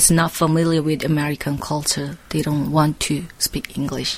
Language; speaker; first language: English; non-native, learner; Korean